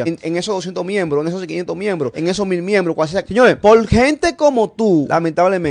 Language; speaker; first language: Spanish; native; Spanish